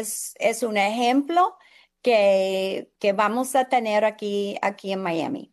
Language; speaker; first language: Spanish; non-native, fluent; English